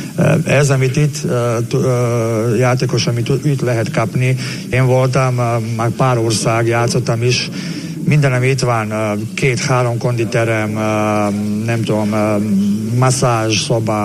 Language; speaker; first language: Hungarian; non-native, learner; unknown